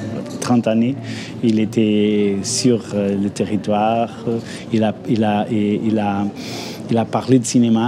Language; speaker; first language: French; non-native, fluent; Portuguese